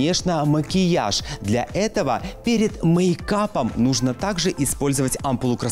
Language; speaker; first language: Russian; native; Russian